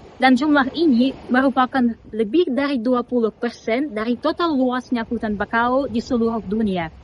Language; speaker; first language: Indonesian; non-native, fluent; Russian